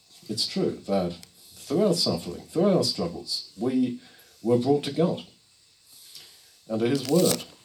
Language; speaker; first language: English; native; English